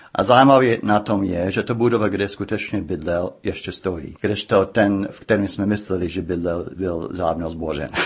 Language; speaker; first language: Czech; non-native, fluent; English